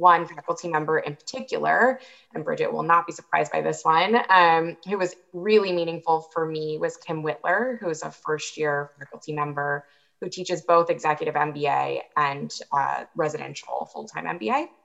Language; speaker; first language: English; native; English